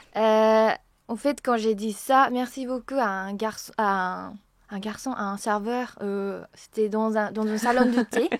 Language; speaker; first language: French; non-native, fluent; Japanese